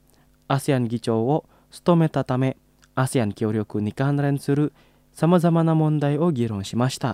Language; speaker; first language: Japanese; non-native, fluent; Indonesian